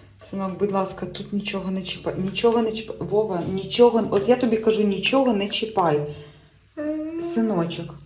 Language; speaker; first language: Ukrainian; native; Ukrainian